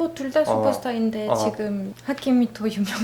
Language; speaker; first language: Korean; non-native, learner; Arabic